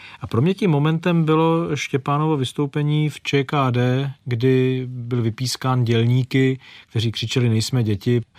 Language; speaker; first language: Czech; native; Czech